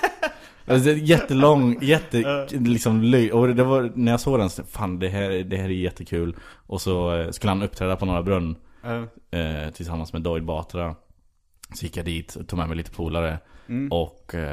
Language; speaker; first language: Swedish; native; Swedish